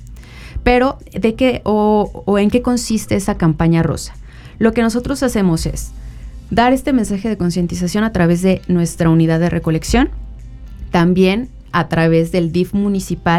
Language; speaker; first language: Spanish; native; Spanish